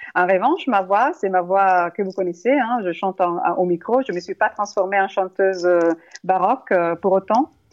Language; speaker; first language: French; non-native, fluent; Italian